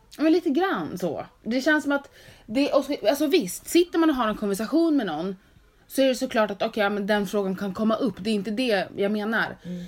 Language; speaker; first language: Swedish; native; Swedish